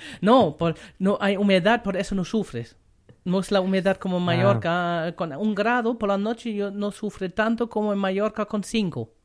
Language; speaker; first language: Spanish; non-native, fluent; German